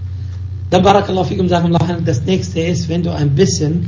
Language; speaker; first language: German; non-native, fluent; Arabic